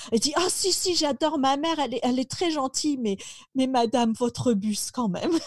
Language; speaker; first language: French; native; French